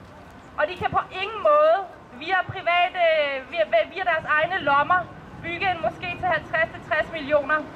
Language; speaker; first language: Danish; early bilingual, other home language; Persian